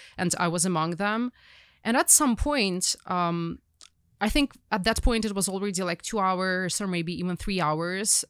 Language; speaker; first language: English; non-native, fluent; Ukrainian